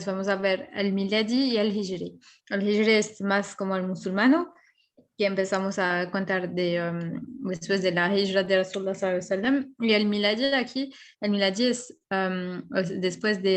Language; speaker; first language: Spanish; non-native, fluent; French